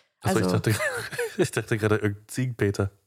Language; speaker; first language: German; native; German